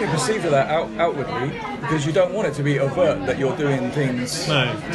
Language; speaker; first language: English; native; English